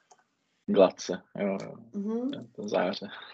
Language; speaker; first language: German; non-native, learner; Czech